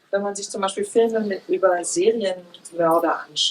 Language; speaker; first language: German; native; German